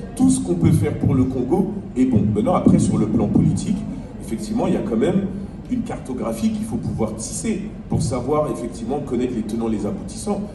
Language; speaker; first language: French; native; French